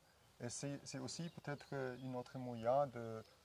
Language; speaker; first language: French; non-native, fluent; German